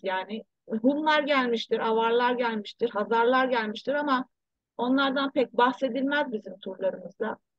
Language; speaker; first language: Turkish; early bilingual, heritage; Turkish